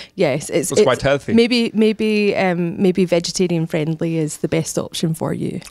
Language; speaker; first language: English; native; English